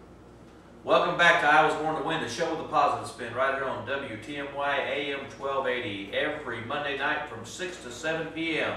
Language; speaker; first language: English; native; English